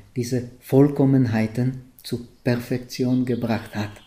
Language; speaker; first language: German; non-native, fluent; Czech